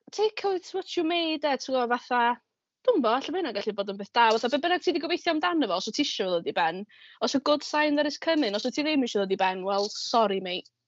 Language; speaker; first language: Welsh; native; Welsh